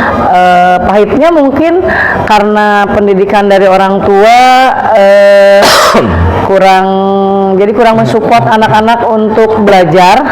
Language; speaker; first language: Indonesian; native; Indonesian